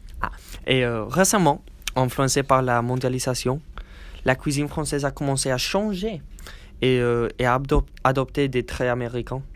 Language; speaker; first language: French; non-native, learner; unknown